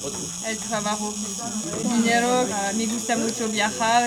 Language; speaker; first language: Spanish; non-native, fluent; French